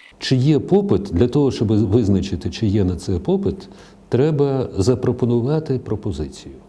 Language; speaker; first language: Ukrainian; non-native, local second language; Russian